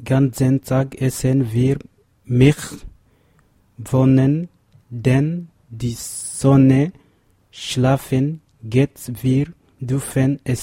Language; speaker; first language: German; non-native, learner; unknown